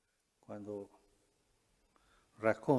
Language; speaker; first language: Italian; non-native, fluent; Spanish